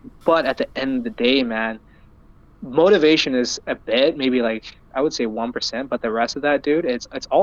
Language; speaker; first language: English; native; English